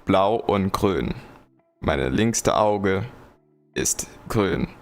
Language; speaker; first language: German; non-native, learner; English